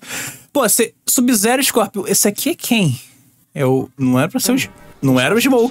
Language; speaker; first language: Portuguese; native; Portuguese